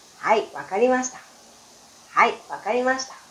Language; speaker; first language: Japanese; non-native, fluent; Chinese